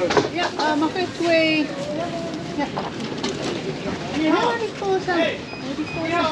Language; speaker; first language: Dutch; non-native, learner; Japanese